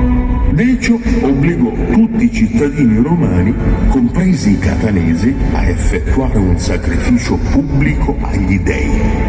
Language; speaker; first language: Italian; native; Italian